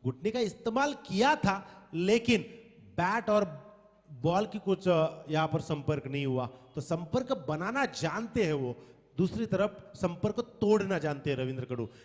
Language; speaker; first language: Hindi; non-native, local second language; Marathi